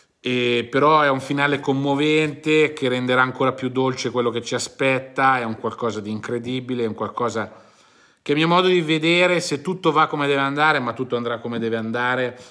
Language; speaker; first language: Italian; native; Italian